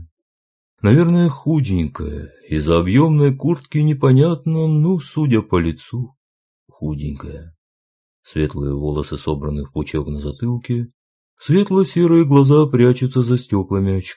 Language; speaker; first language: Russian; native; Russian